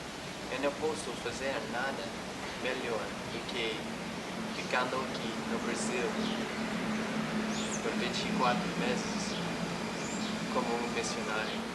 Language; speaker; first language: Portuguese; non-native, learner; English